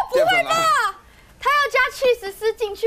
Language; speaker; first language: Chinese; native; Chinese